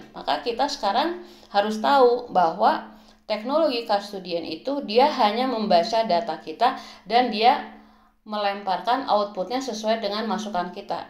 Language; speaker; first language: Indonesian; native; Indonesian